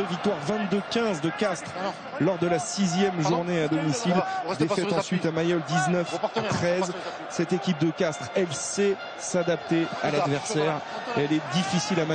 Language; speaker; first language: French; native; French